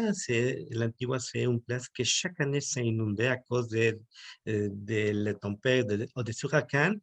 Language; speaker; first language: French; non-native, learner; Spanish